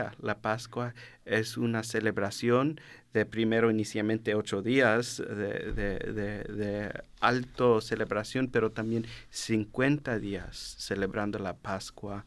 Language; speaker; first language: Spanish; early bilingual, heritage; Spanish